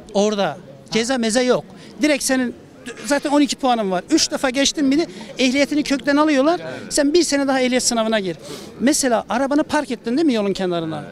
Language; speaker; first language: Turkish; native; Turkish